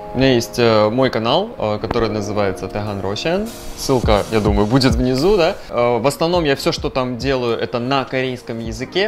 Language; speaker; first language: Russian; native; Russian